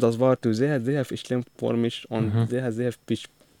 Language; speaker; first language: German; non-native, learner; Arabic